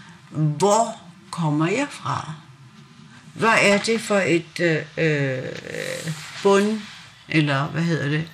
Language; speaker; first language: Danish; non-native, local second language; Kalaallisut